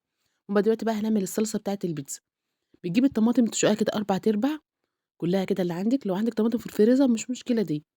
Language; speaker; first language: Arabic; native; Arabic